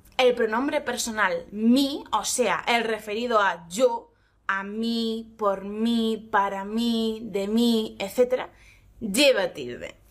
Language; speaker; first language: Spanish; native; Spanish